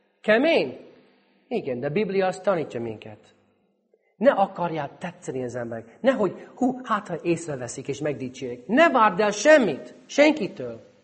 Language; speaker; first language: Hungarian; non-native, fluent; English